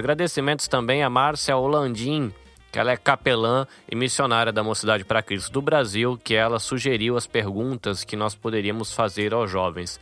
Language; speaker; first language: Portuguese; native; Portuguese